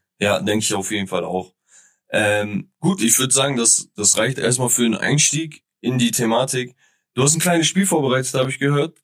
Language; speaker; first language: German; early bilingual, other home language; Turkish